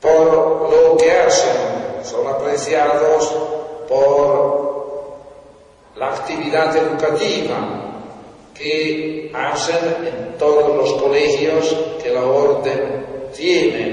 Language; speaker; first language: Spanish; non-native, fluent; Italian